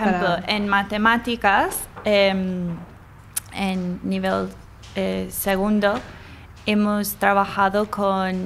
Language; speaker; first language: Spanish; non-native, learner; English